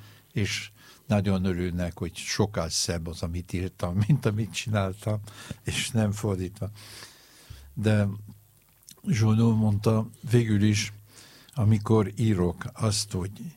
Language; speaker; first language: Hungarian; non-native, fluent; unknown